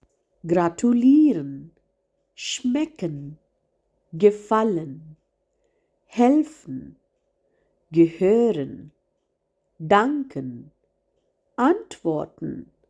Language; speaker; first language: German; non-native, fluent; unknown